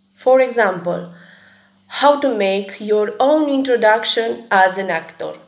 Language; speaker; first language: English; non-native, fluent; Romanian